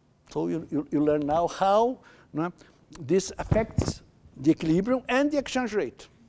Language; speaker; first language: English; non-native, fluent; Portuguese